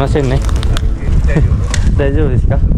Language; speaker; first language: Japanese; non-native, learner; Filipino